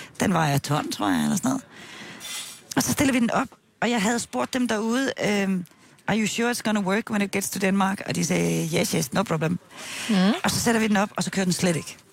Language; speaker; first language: Danish; native; Danish